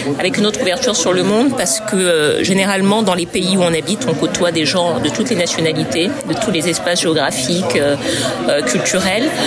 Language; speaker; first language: French; native; French